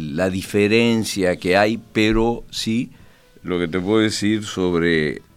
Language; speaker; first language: Spanish; native; Spanish